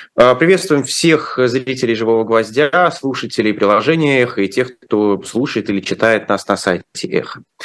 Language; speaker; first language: Russian; native; Russian